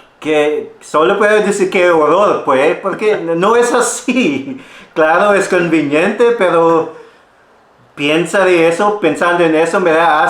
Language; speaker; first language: Spanish; non-native, fluent; Filipino